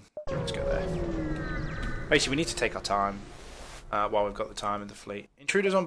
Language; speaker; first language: English; native; English